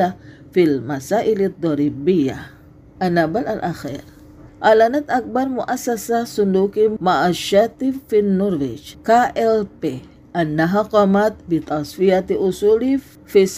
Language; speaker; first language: Arabic; non-native, fluent; Indonesian